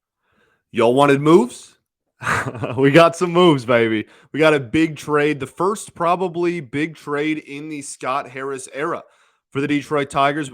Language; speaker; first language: English; native; English